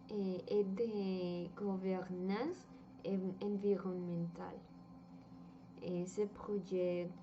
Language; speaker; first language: French; non-native, learner; Spanish